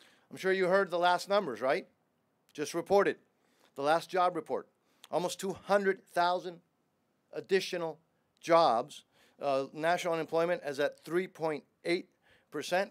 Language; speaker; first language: English; early bilingual, other home language; Spanish